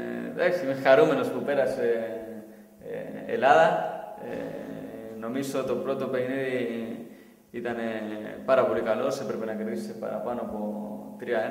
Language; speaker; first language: Greek; non-native, fluent; Spanish